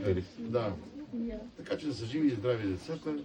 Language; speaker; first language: Bulgarian; non-native, local second language; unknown